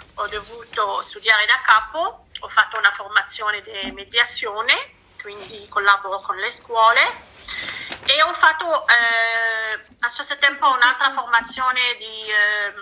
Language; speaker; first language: Italian; non-native, fluent; Arabic